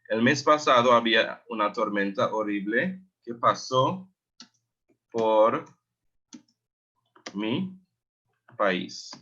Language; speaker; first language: Spanish; non-native, fluent; English